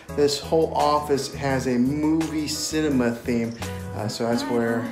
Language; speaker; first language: English; native; English